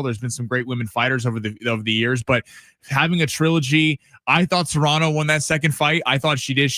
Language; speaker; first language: English; native; English